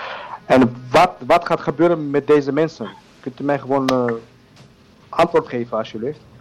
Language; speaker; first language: Dutch; non-native, learner; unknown